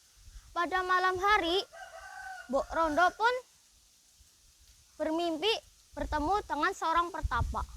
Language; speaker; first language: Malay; non-native, local second language; Javanese